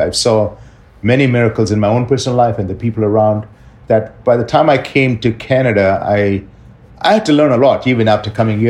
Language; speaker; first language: English; non-native, local second language; Tamil